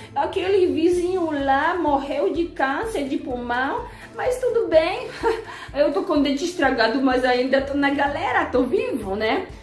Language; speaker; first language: Portuguese; non-native, fluent; Polish